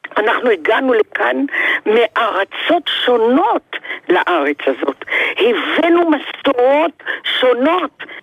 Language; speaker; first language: Hebrew; early bilingual, other home language; Arabic